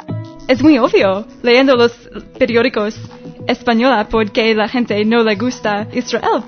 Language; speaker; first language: Spanish; non-native, learner; English